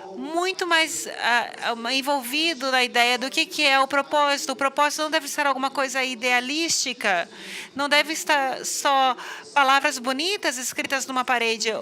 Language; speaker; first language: Portuguese; non-native, fluent; English